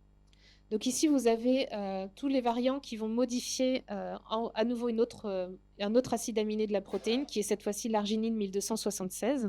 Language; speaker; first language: French; native; French